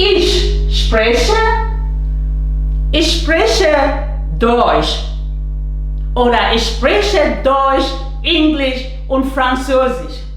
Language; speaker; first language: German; non-native, fluent; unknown